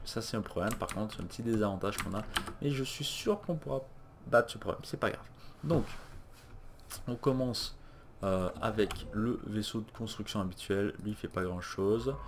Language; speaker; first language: French; native; French